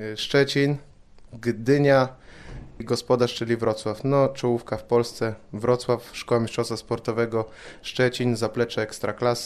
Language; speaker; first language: Polish; native; Polish